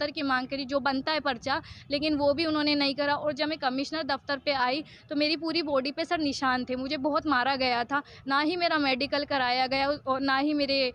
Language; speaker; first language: Hindi; native; Hindi